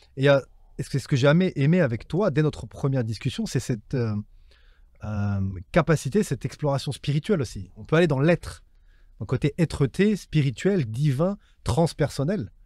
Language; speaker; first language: French; native; French